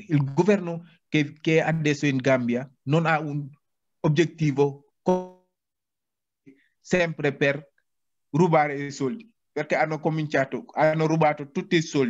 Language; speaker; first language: Italian; non-native, learner; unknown